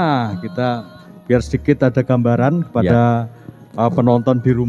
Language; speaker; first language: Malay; non-native, local second language; Javanese